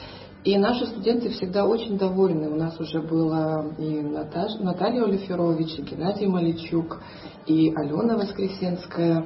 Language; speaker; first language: Russian; non-native, fluent; Lithuanian